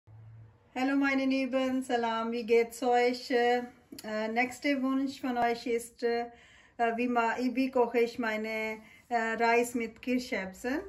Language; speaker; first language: German; non-native, learner; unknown